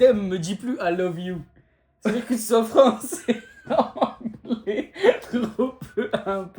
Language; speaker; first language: French; native; French